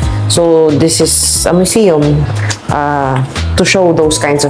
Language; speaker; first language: English; non-native, local second language; Filipino